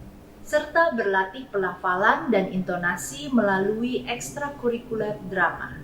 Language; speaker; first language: Indonesian; native; Indonesian